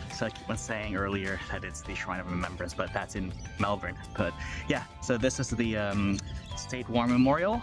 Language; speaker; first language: English; non-native, local second language; Cebuano